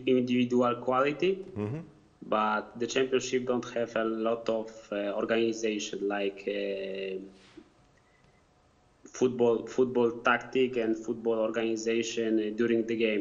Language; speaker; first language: English; non-native, fluent; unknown